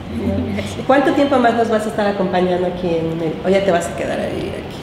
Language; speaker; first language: Spanish; native; Spanish